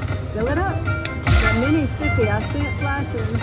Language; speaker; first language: English; native; English